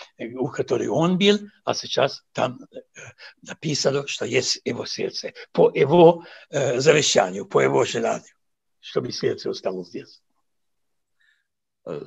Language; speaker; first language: Russian; non-native, fluent; Serbian